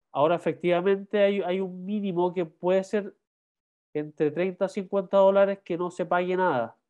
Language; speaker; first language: Spanish; native; Spanish